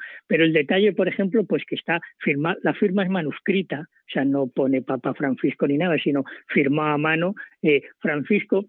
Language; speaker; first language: Spanish; native; Spanish